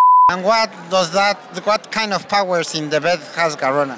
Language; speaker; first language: English; non-native, learner; Spanish